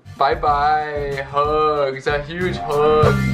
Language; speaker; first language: Portuguese; non-native, fluent; English